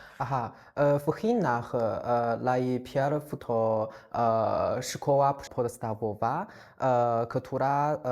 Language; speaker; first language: Polish; non-native, fluent; Chinese